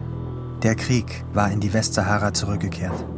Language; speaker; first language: German; native; German